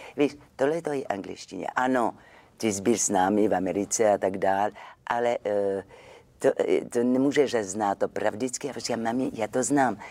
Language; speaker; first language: Czech; non-native, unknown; French